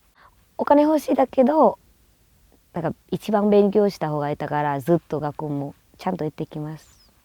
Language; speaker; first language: Japanese; non-native, learner; Vietnamese